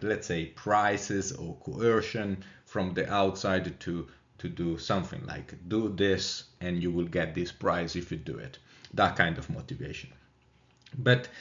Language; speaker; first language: English; non-native, fluent; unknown